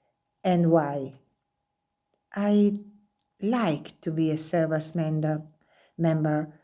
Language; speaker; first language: English; non-native, learner; Italian